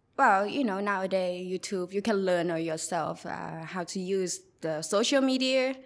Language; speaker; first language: English; non-native, learner; Thai